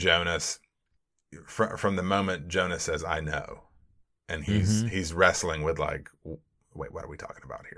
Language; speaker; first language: English; native; English